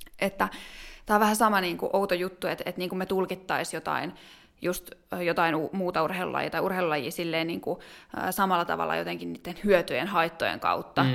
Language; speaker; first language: Finnish; native; Finnish